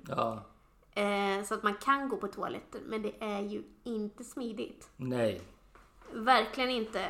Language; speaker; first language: Swedish; native; Swedish